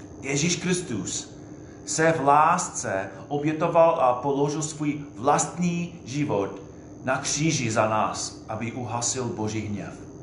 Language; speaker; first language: Czech; non-native, fluent; English